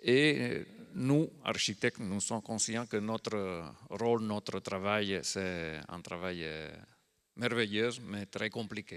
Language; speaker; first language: French; non-native, fluent; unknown